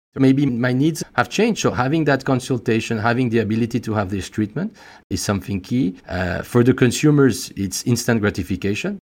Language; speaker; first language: English; non-native, fluent; French